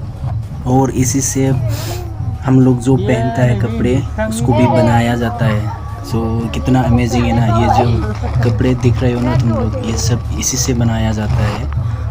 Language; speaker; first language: Hindi; non-native, local second language; Bodo